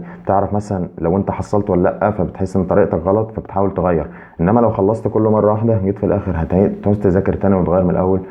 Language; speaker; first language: Arabic; native; Arabic